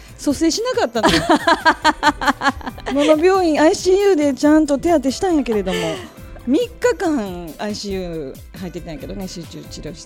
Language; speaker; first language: Japanese; native; Japanese